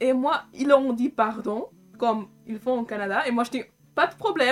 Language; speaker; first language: French; non-native, fluent; German